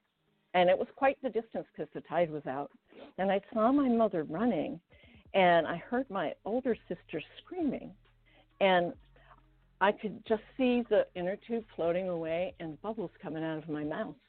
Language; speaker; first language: English; non-native, fluent; Estonian